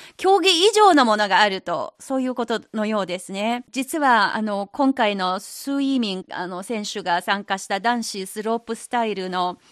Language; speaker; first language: Japanese; non-native, fluent; Chinese